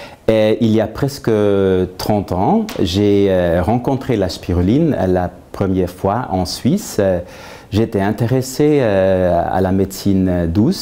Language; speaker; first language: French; non-native, fluent; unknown